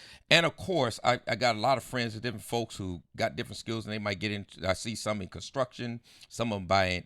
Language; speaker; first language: English; native; English